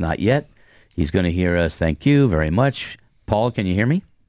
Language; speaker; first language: English; native; English